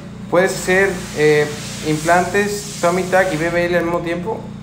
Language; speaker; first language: Spanish; native; Spanish